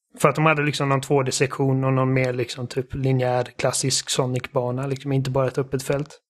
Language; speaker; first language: Swedish; native; Swedish